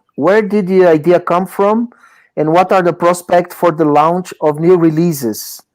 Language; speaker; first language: English; non-native, fluent; Portuguese